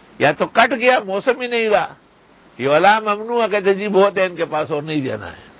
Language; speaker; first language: Urdu; non-native, local second language; Pashto